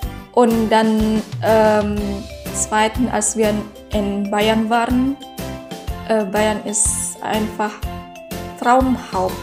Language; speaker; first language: German; non-native, learner; Indonesian